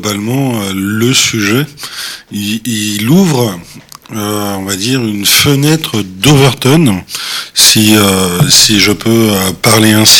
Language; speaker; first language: French; native; French